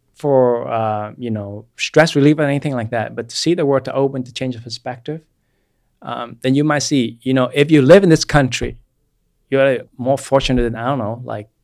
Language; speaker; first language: English; non-native, fluent; Vietnamese